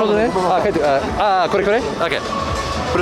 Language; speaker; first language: Japanese; non-native, fluent; English